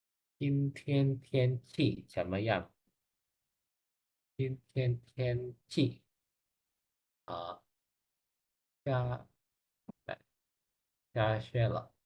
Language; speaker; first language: Chinese; non-native, learner; Indonesian